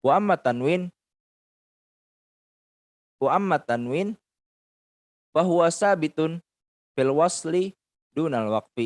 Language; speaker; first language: Arabic; non-native, learner; Indonesian